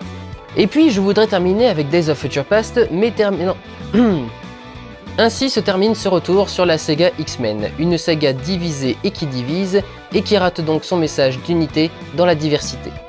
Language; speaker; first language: French; native; French